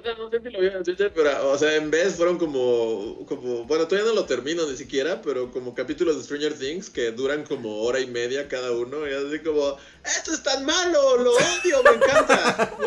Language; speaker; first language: Spanish; native; Spanish